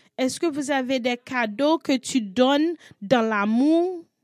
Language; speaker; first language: French; non-native, learner; English